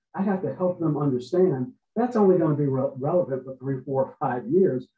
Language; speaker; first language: English; native; English